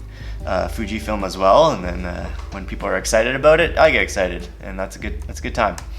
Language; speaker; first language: English; native; English